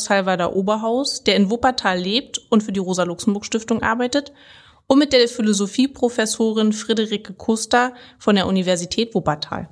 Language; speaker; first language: German; native; German